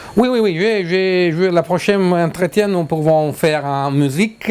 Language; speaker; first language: French; non-native, learner; Italian